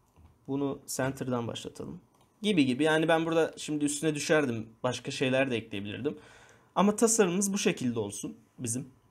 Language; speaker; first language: Turkish; native; Turkish